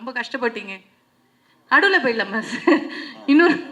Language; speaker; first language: Tamil; native; Tamil